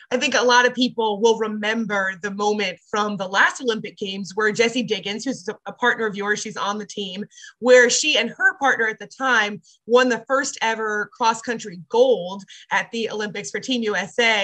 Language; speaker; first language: English; native; English